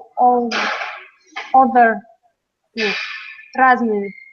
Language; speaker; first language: English; non-native, learner; Russian